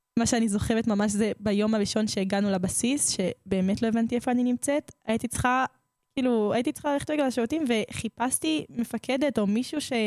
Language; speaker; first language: Hebrew; native; Hebrew